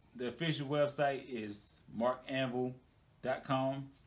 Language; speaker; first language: English; native; English